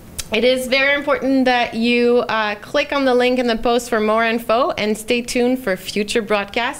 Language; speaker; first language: English; non-native, fluent; French